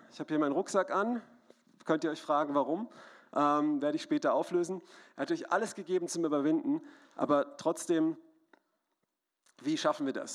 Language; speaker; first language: German; native; German